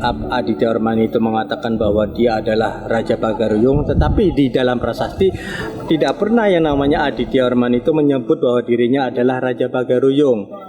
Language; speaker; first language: Malay; native; Malay